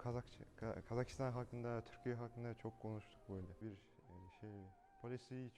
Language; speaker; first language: Turkish; non-native, learner; Kazakh